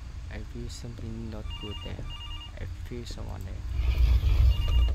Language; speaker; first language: English; non-native, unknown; Vietnamese